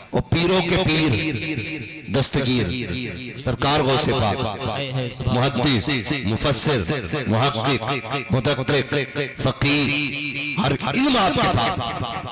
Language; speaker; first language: Hindi; native; Hindi